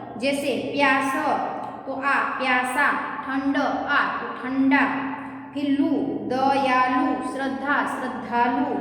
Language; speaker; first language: Hindi; non-native, local second language; Gujarati